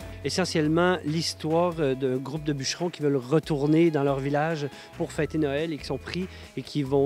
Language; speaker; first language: French; native; French